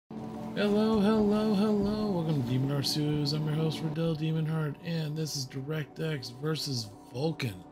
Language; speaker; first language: English; native; English